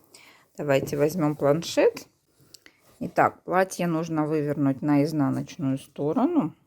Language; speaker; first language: Russian; native; Russian